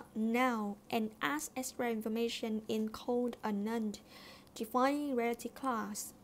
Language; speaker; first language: English; non-native, fluent; Vietnamese